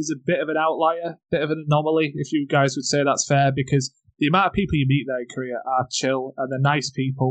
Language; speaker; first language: English; native; English